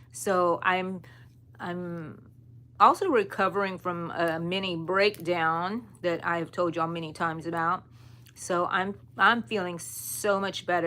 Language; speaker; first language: English; native; English